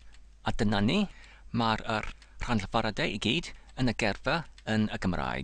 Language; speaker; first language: Welsh; non-native, fluent; English